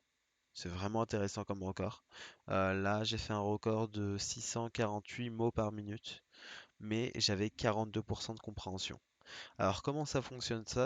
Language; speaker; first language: French; native; French